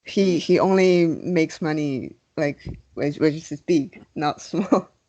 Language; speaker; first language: English; non-native, learner; Chinese